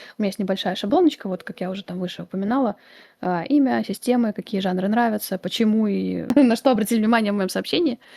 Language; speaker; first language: Russian; native; Russian